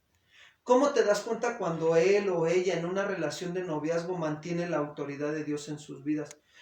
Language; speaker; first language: Spanish; native; Spanish